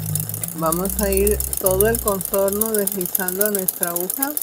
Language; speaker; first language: Spanish; native; Spanish